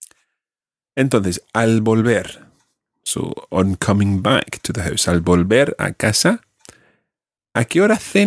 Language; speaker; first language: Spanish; non-native, fluent; English